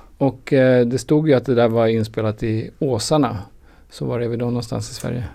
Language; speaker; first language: Swedish; native; Swedish